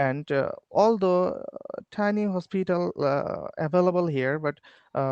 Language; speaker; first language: English; non-native, learner; Bangla